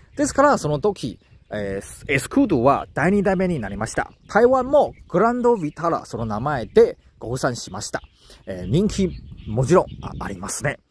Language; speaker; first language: Japanese; non-native, learner; Chinese